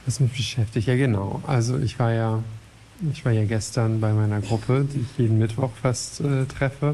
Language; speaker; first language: German; non-native, fluent; French